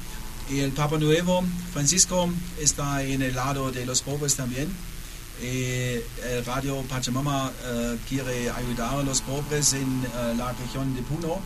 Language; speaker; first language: Spanish; non-native, learner; German